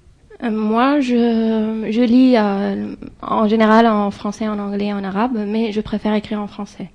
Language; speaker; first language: French; non-native, fluent; Arabic